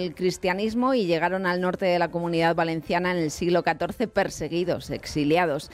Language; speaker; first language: Spanish; native; Spanish